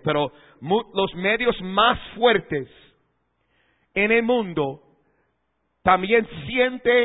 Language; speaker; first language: Spanish; non-native, fluent; English